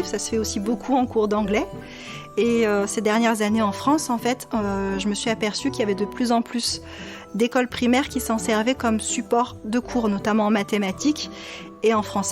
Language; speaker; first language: French; native; French